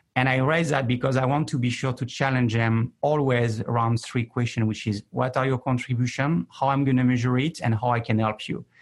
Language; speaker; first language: English; non-native, fluent; French